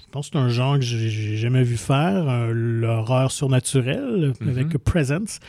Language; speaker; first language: French; native; French